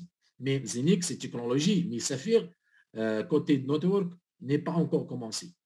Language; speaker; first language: French; non-native, learner; Arabic